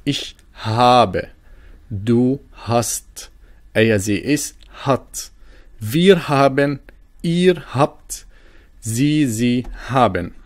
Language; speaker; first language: German; non-native, fluent; Arabic